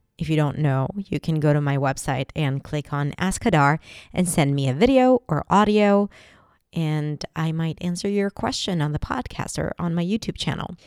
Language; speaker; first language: English; non-native, fluent; Hebrew